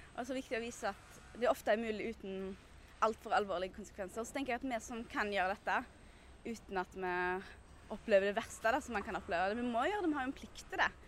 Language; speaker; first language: Norwegian; early bilingual, other home language; Arabic